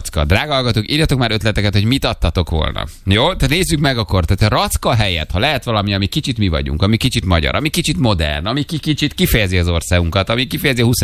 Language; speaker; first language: Hungarian; native; Hungarian